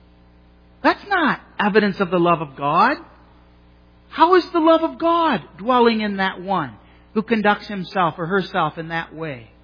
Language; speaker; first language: English; native; English